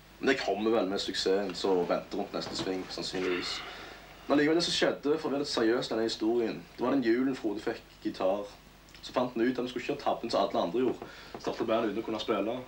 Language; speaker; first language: Norwegian; native; Norwegian